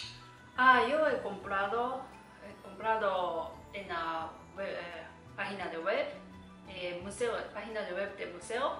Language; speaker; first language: Spanish; non-native, learner; Japanese